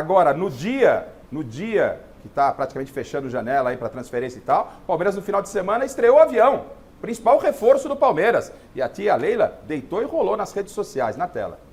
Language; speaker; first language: Portuguese; native; Portuguese